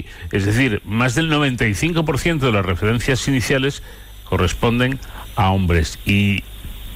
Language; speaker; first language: Spanish; native; Spanish